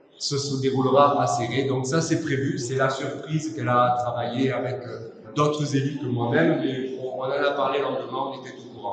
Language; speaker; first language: French; native; French